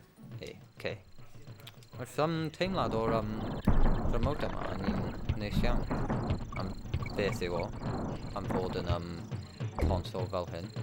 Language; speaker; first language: Welsh; non-native, local second language; English